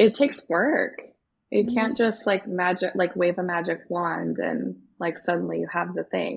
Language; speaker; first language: English; native; English